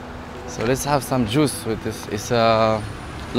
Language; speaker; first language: English; non-native, learner; Arabic